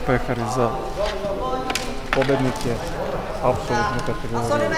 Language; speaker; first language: Serbian; native; Serbian